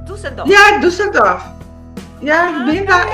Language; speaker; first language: German; non-native, learner; Portuguese